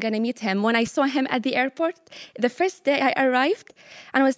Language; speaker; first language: English; non-native, fluent; Arabic